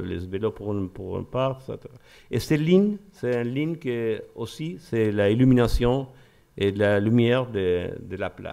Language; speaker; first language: French; non-native, learner; Spanish